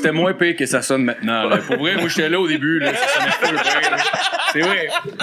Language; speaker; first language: French; native; French